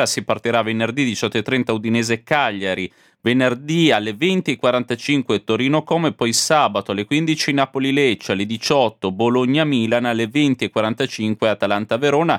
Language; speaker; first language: Italian; native; Italian